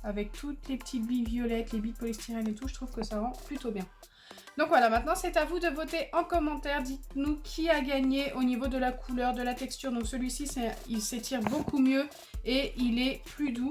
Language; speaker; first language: French; native; French